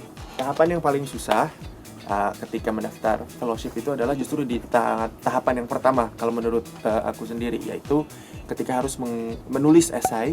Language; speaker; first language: Indonesian; native; Indonesian